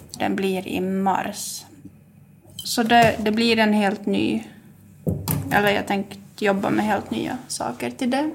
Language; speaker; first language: Swedish; native; Swedish